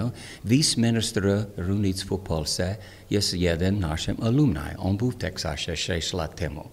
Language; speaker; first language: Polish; non-native, learner; English